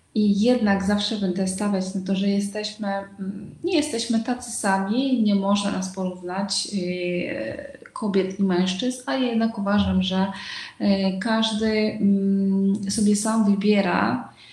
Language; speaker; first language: Polish; non-native, fluent; Uzbek